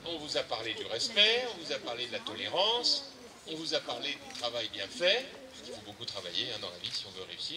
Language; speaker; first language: French; native; French